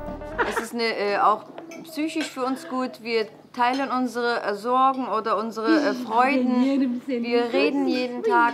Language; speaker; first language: German; non-native, fluent; Turkish